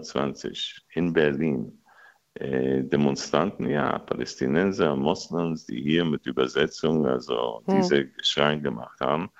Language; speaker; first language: German; non-native, fluent; Hebrew